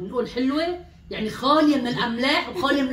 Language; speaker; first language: Arabic; native; Arabic